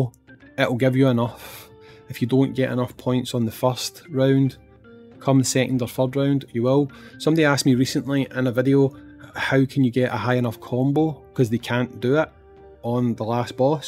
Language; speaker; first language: English; native; English